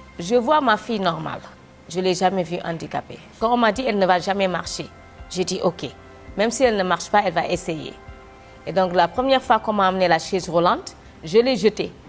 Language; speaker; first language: French; non-native, local second language; Wolof